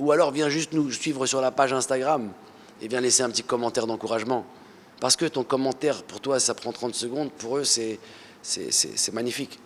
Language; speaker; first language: French; early bilingual, other home language; Arabic